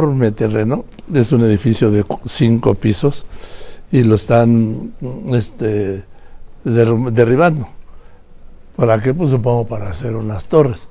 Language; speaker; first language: Spanish; native; Spanish